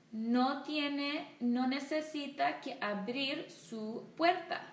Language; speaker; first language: Spanish; non-native, learner; English